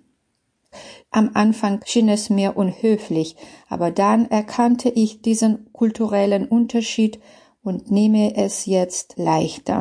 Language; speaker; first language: German; non-native, fluent; Belarusian